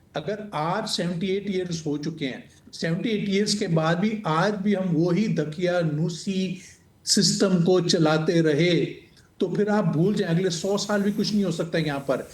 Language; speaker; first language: Urdu; non-native, local second language; Punjabi